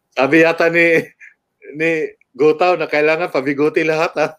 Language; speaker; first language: Filipino; native; Filipino